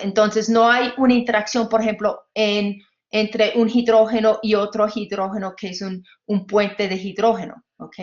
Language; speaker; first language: Spanish; non-native, fluent; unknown